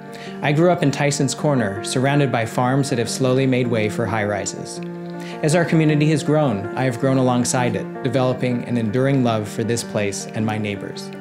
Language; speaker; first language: English; native; English